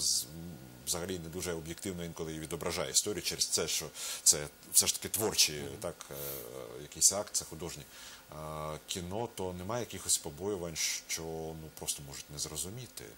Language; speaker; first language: Ukrainian; native; Ukrainian